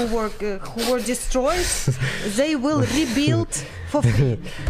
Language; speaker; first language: English; non-native, learner; Ukrainian